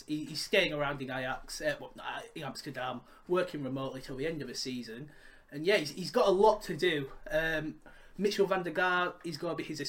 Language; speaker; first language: English; native; English